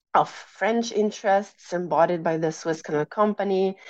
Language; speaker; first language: English; non-native, fluent; Italian